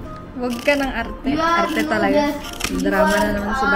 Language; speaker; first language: Filipino; native; Filipino